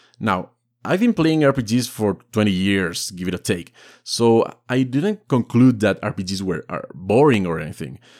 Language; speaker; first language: English; non-native, fluent; Spanish